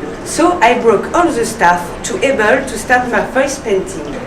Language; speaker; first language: English; non-native, learner; French